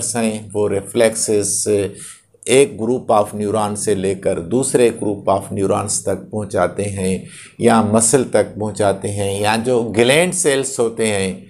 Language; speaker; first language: Urdu; non-native, local second language; Sindhi